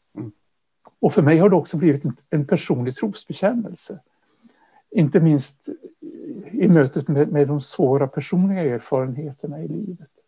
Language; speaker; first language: Swedish; native; Swedish